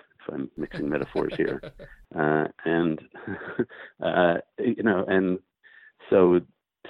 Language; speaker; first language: English; native; English